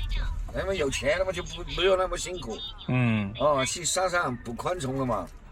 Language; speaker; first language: Chinese; native; Chinese